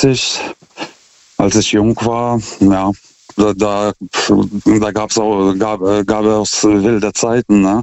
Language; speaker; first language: German; non-native, fluent; Lithuanian